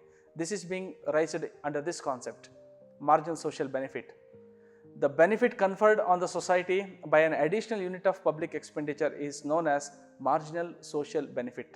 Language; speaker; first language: English; non-native, local second language; Kannada